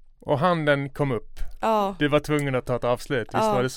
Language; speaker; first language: Swedish; native; Swedish